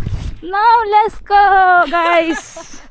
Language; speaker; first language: English; non-native, learner; Tibetan